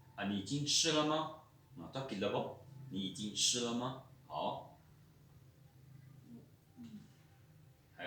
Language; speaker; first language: Chinese; non-native, fluent; Lao